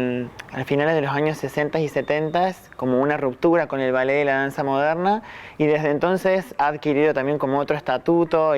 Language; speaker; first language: Spanish; native; Spanish